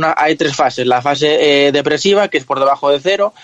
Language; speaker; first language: Spanish; native; Spanish